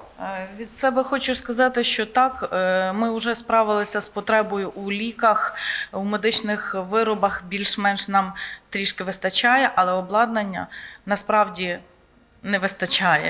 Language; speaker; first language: Ukrainian; native; Ukrainian